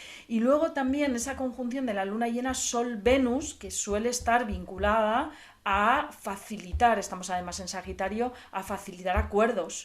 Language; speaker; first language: Spanish; native; Spanish